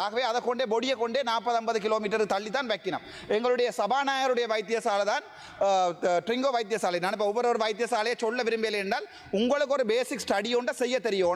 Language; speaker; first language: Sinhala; non-native, local second language; Tamil